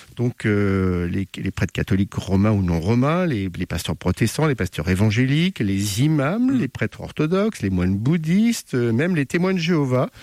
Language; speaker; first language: French; native; French